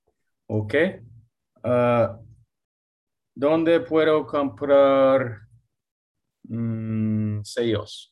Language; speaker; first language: Spanish; non-native, learner; English